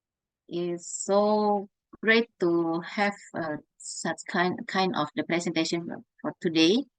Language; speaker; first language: English; non-native, fluent; Indonesian